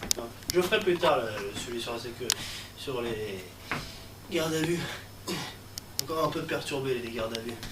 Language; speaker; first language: French; native; French